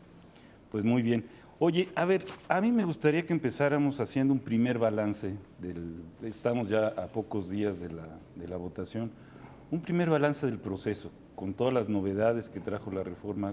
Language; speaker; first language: Spanish; native; Spanish